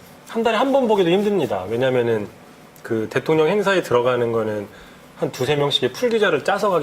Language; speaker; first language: Korean; native; Korean